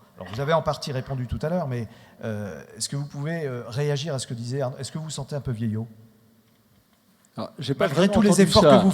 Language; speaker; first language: French; native; French